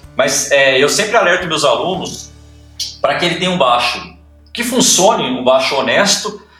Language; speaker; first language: Portuguese; native; Portuguese